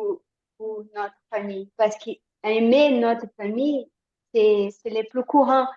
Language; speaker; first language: French; non-native, learner; Portuguese